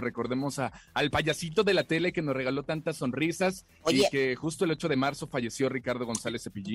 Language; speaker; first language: Spanish; native; Spanish